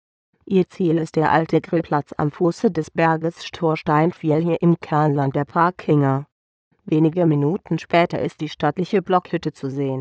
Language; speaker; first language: German; native; German